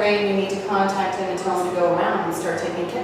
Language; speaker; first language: English; native; English